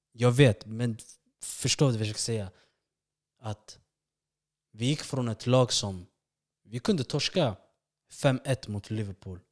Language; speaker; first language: Swedish; early bilingual, other home language; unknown